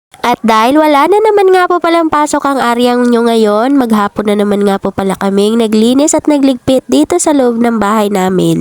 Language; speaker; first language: Filipino; native; Filipino